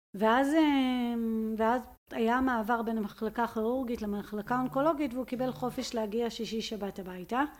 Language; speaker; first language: Hebrew; native; Hebrew